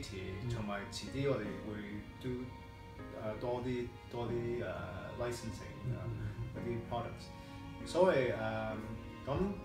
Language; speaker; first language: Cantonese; early bilingual, heritage; English